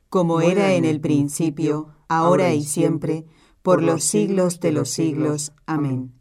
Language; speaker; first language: Spanish; native; Spanish